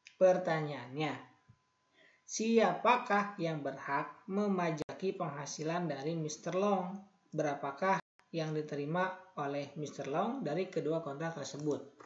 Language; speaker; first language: Indonesian; native; Indonesian